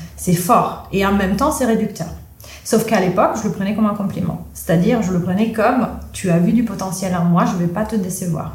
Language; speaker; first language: French; non-native, fluent; Italian